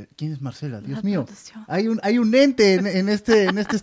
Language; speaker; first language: Spanish; native; Spanish